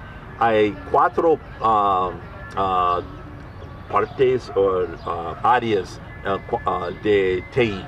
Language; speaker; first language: Spanish; non-native, learner; English